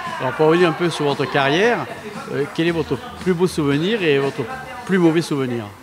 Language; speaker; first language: French; native; French